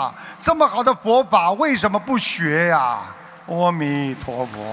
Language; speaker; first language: Chinese; native; Chinese